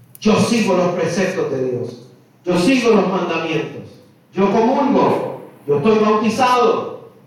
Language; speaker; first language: Spanish; native; Spanish